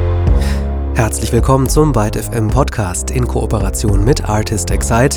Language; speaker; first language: German; native; German